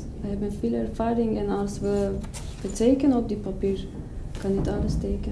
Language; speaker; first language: Dutch; non-native, learner; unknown